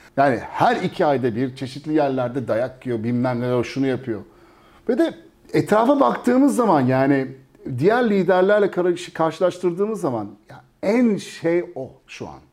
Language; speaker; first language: Turkish; early bilingual, heritage; Turkish